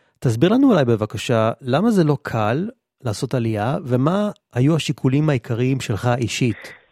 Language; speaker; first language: Hebrew; native; Hebrew